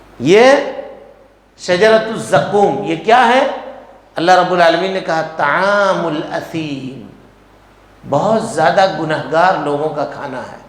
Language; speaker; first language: Urdu; native; Urdu